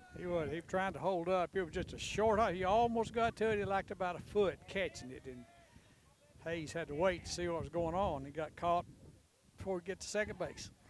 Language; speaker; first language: English; native; English